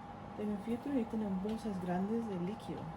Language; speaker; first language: Spanish; early bilingual, heritage; Spanish